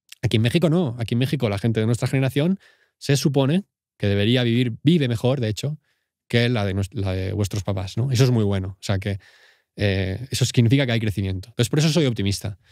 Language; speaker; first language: Spanish; native; Spanish